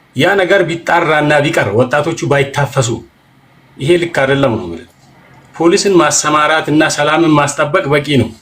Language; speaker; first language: Amharic; non-native, local second language; Oromo